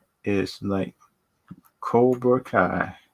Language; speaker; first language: English; native; English